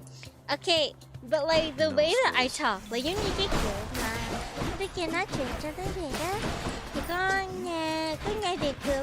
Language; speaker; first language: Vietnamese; early bilingual, heritage; Vietnamese